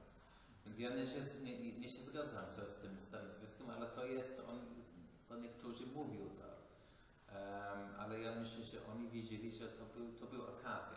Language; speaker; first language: Polish; non-native, fluent; English